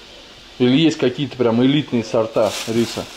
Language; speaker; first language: Russian; native; Russian